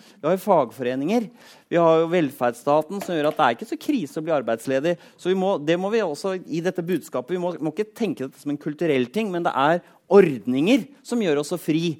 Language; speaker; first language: Norwegian; native; Norwegian